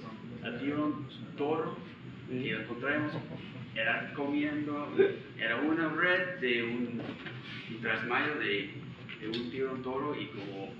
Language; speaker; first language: Spanish; non-native, fluent; English